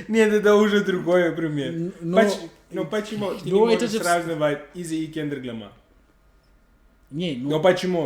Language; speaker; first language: Russian; non-native, fluent; English